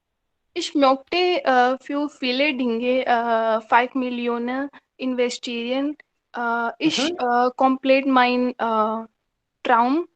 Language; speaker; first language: German; non-native, learner; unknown